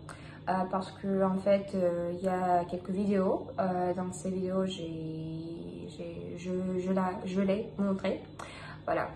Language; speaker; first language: French; non-native, fluent; Russian